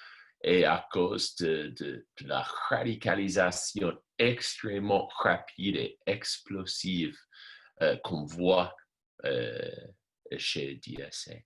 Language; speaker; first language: French; non-native, fluent; English